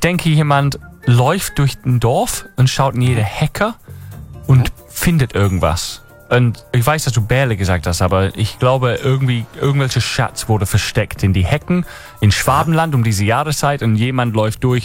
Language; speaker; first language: German; non-native, fluent; English